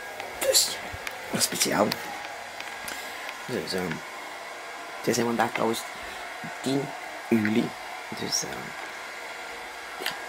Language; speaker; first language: Dutch; native; Dutch